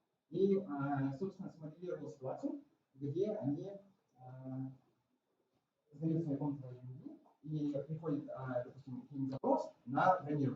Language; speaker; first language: Russian; native; Russian